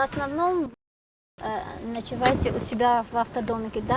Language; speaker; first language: Russian; non-native, local second language; Tajik